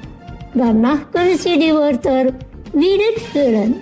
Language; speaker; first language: German; non-native, fluent; Indonesian